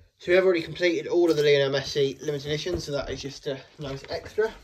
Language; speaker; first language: English; native; English